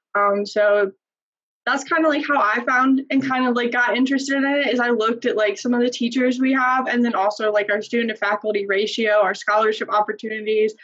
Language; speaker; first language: English; native; English